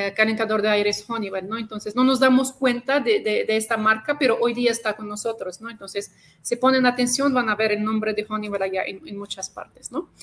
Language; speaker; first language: Spanish; non-native, fluent; Arabic